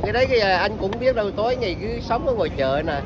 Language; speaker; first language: Vietnamese; native; Vietnamese